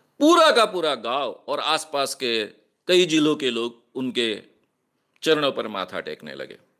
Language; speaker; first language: Hindi; non-native, local second language; Marathi